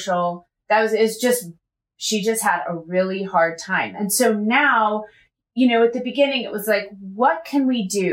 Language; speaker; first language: English; native; English